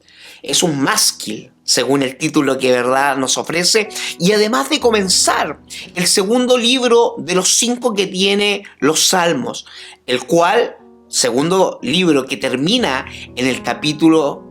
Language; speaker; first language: Spanish; native; Spanish